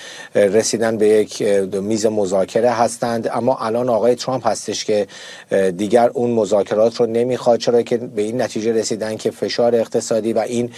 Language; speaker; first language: Persian; native; Persian